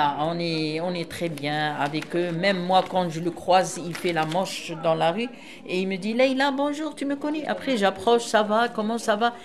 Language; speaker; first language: French; non-native, local second language; Arabic